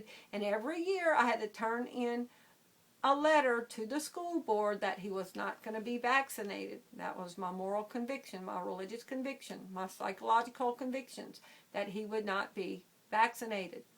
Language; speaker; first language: English; native; English